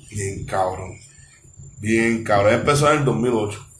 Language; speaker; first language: Spanish; early bilingual, heritage; Spanish